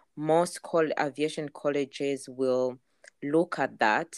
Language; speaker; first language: English; non-native, local second language; Kinyarwanda